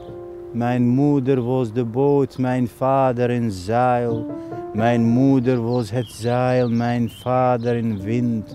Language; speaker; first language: Dutch; non-native, fluent; Arabic